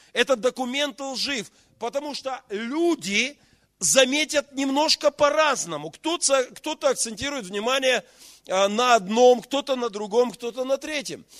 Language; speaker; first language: Russian; native; Russian